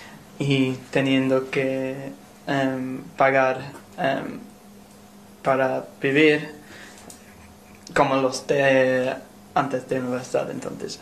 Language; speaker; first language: Spanish; non-native, learner; English